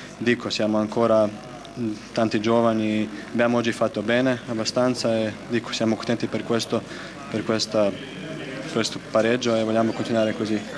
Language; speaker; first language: Italian; non-native, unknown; Croatian